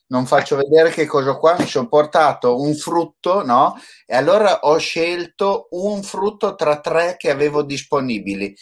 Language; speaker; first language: Italian; native; Italian